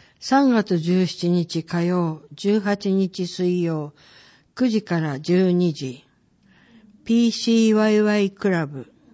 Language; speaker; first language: Japanese; native; Japanese